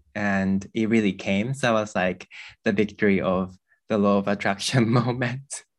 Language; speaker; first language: English; non-native, fluent; Japanese